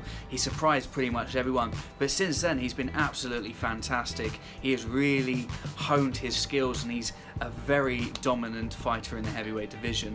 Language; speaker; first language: English; native; English